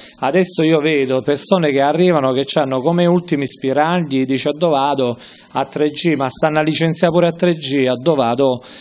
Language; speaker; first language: Italian; native; Italian